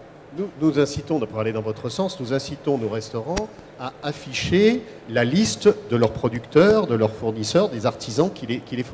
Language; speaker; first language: French; native; French